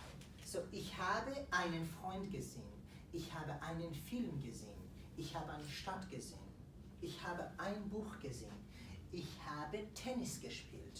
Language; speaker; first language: German; non-native, fluent; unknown